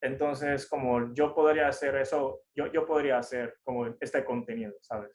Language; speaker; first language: Spanish; non-native, fluent; Japanese